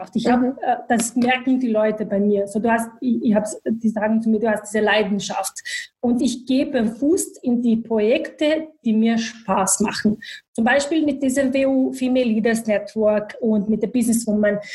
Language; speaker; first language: German; non-native, fluent; Bosnian